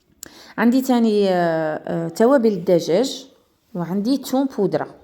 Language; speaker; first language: Arabic; native; Arabic